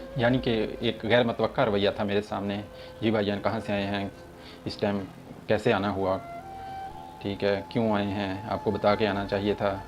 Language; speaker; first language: Urdu; non-native, local second language; Punjabi